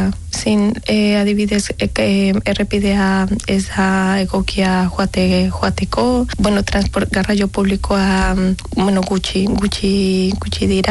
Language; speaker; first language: Basque; non-native, learner; Spanish